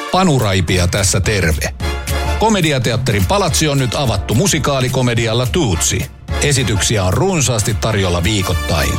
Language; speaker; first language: Finnish; native; Finnish